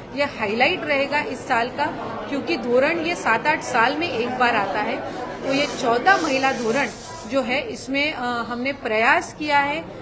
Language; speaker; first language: Hindi; non-native, local second language; Marathi